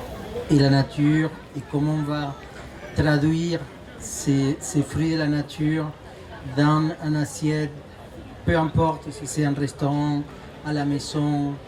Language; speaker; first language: French; non-native, fluent; Spanish